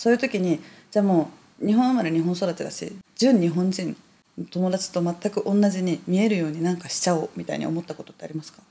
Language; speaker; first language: Japanese; native; Japanese